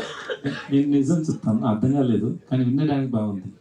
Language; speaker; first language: Telugu; non-native, learner; Tamil